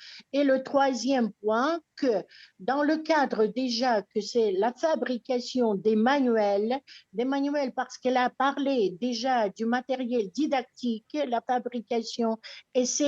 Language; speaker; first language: French; non-native, fluent; Russian